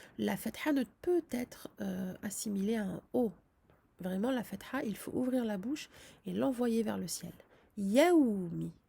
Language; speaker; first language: French; native; French